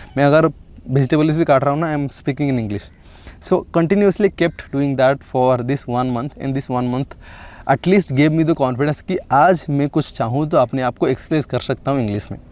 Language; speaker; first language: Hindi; non-native, local second language; Odia